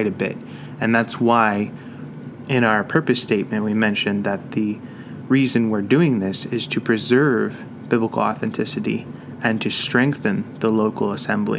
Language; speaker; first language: English; native; English